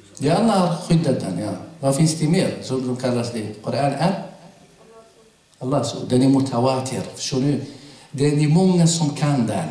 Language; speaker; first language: Swedish; non-native, fluent; Arabic